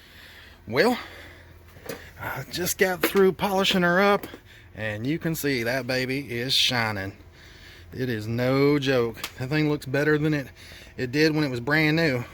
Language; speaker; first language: English; native; English